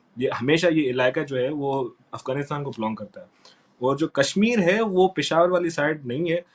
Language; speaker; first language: Urdu; non-native, local second language; Sindhi